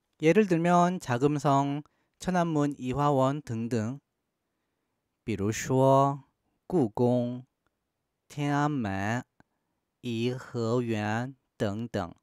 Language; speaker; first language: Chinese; non-native, fluent; Korean